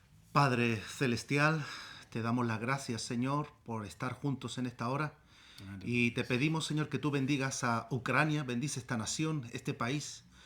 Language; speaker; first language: Spanish; native; Spanish